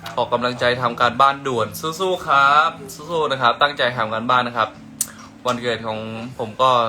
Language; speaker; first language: Thai; native; Thai